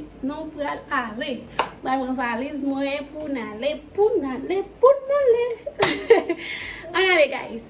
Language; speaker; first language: French; non-native, learner; Haitian Creole